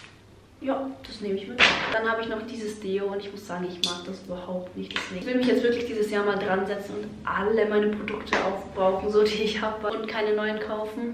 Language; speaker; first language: German; native; German